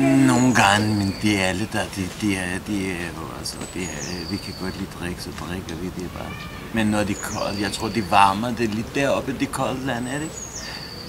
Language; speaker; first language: Danish; non-native, learner; Turkish